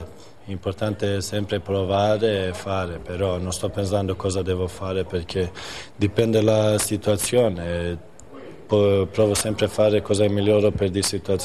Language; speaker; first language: Italian; non-native, fluent; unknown